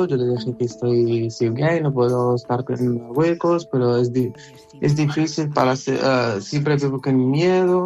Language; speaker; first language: Spanish; non-native, learner; Arabic